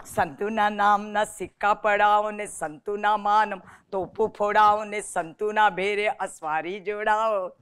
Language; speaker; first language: Gujarati; non-native, local second language; Marathi